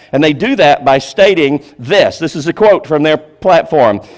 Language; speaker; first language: English; native; English